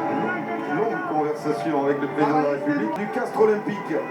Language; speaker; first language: French; native; French